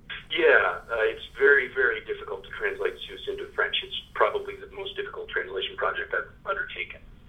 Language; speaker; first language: English; early bilingual, other home language; French